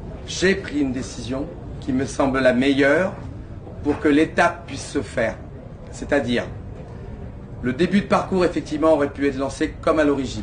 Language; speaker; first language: French; native; French